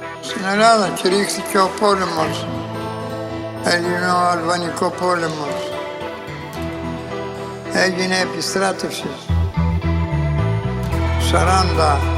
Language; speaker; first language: Greek; non-native, local second language; Ladino